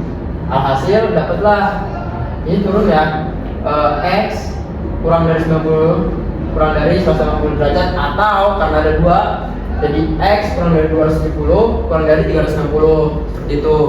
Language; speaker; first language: Indonesian; native; Indonesian